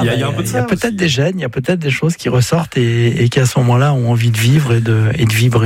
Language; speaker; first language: French; native; French